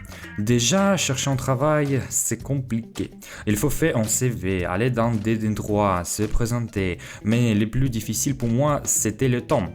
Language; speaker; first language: French; non-native, fluent; Russian